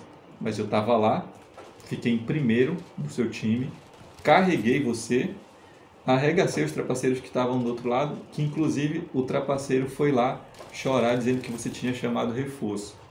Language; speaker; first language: Portuguese; native; Portuguese